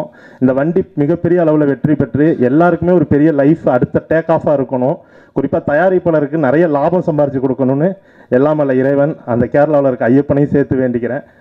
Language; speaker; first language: Tamil; native; Tamil